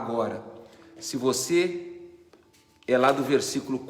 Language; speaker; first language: Portuguese; native; Portuguese